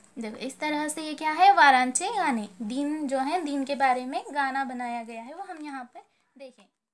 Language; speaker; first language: Urdu; native; Urdu